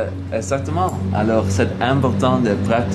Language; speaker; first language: French; non-native, learner; Dutch